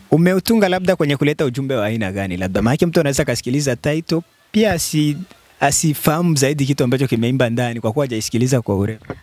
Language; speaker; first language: Swahili; native; Swahili